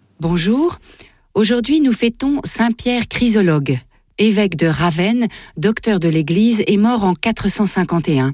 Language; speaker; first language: French; native; French